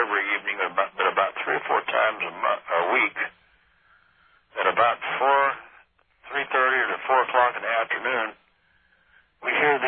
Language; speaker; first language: English; native; English